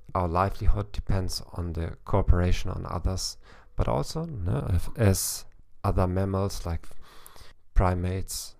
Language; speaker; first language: English; non-native, fluent; German